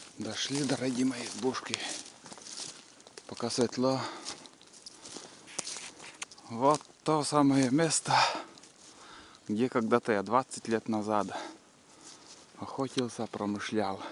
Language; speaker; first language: Russian; native; Russian